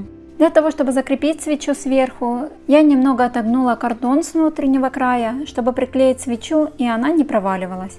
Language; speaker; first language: Russian; native; Russian